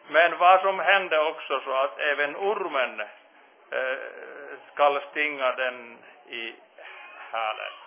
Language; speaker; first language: Swedish; non-native, fluent; Finnish